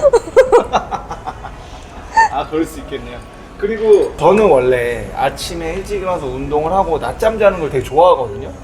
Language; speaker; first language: Korean; native; Korean